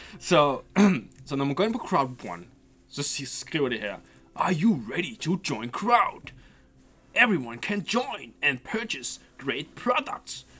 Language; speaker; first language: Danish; native; Danish